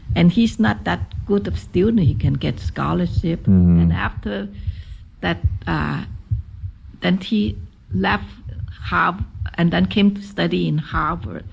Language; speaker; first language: English; non-native, fluent; Chinese